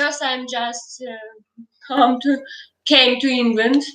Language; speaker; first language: English; non-native, learner; Ukrainian